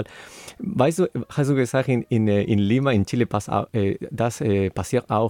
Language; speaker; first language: German; non-native, learner; Spanish